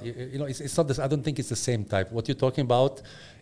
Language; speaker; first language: English; non-native, fluent; Bosnian